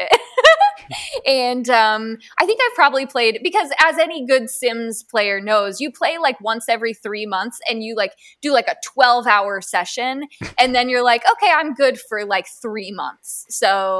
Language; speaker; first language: English; native; English